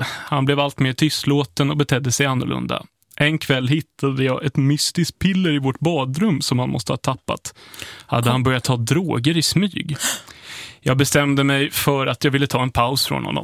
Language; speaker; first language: Swedish; native; Swedish